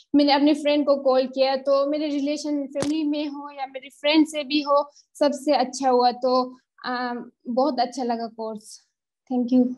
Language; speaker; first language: Hindi; native; Hindi